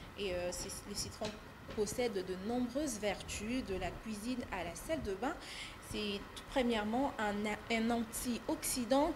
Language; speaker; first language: French; native; French